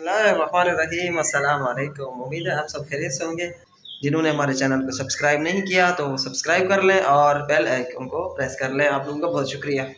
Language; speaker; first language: Urdu; non-native, local second language; Saraiki